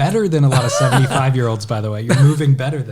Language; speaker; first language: English; native; English